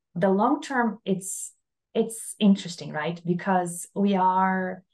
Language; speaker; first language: English; non-native, fluent; Portuguese